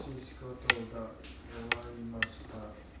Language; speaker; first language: Japanese; non-native, learner; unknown